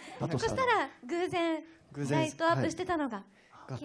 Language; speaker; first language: Japanese; native; Japanese